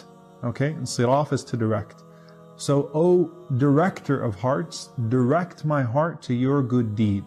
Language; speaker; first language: English; native; English